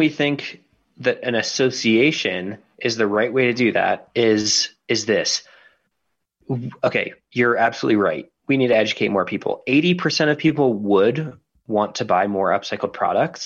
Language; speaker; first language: English; native; English